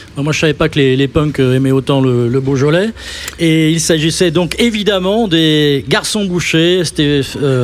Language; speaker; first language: French; native; French